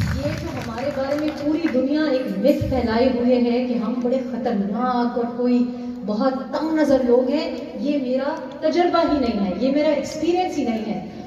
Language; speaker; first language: Urdu; non-native, local second language; Pashto